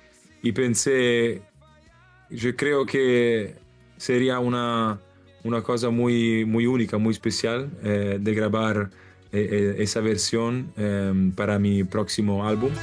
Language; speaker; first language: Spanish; non-native, learner; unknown